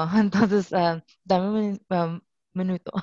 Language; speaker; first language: Spanish; non-native, learner; English